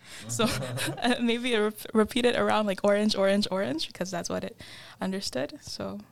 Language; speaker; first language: English; non-native, fluent; Indonesian